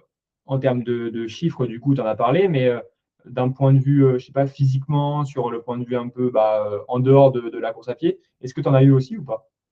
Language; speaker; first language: French; native; French